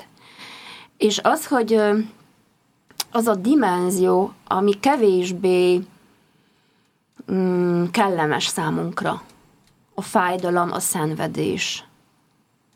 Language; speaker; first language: Hungarian; non-native, fluent; Polish